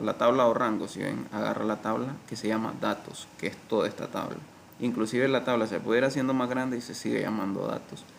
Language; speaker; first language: Spanish; native; Spanish